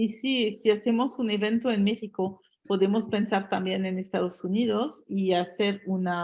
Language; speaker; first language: Spanish; non-native, fluent; French